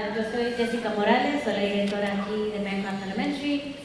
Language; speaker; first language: Spanish; native; Spanish